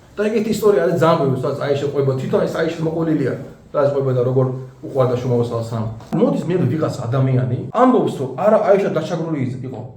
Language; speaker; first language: Georgian; non-native, local second language; Azerbaijani